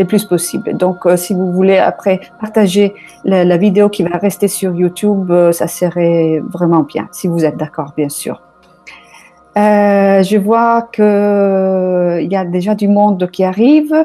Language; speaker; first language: French; non-native, fluent; Italian